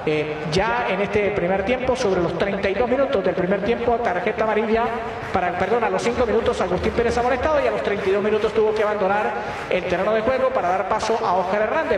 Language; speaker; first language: Spanish; native; Spanish